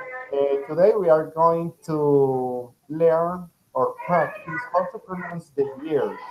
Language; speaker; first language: English; non-native, fluent; Spanish